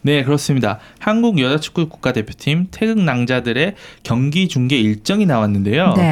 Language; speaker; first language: Korean; native; Korean